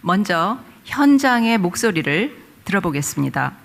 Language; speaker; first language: Korean; native; Korean